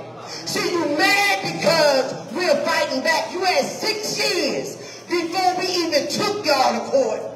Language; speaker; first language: English; native; English